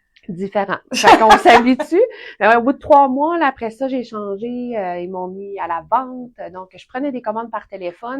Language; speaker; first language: French; native; French